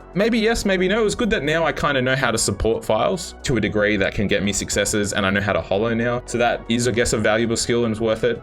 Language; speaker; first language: English; native; English